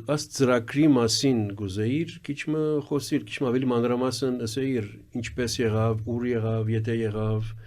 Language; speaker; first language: Armenian; early bilingual, heritage; Armenian